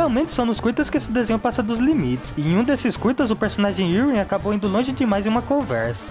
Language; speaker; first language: Portuguese; native; Portuguese